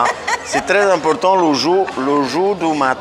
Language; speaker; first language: French; native; French